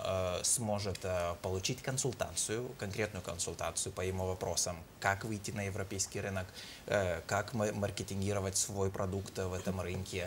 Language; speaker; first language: Russian; non-native, fluent; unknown